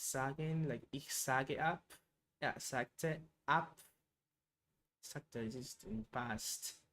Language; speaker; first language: German; non-native, learner; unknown